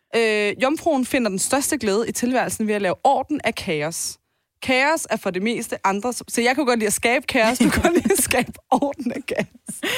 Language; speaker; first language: Danish; early bilingual, other home language; Turkish